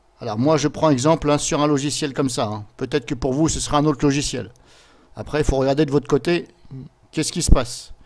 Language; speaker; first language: French; native; French